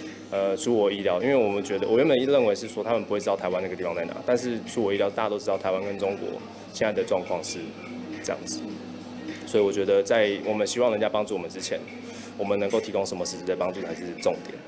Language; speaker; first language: Chinese; native; Chinese